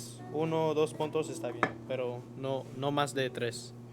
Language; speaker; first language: Spanish; non-native, learner; English